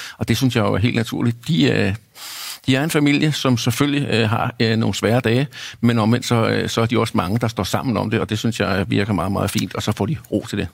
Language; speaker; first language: Danish; native; Danish